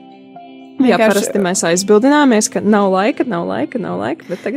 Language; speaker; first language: Latvian; native; Latvian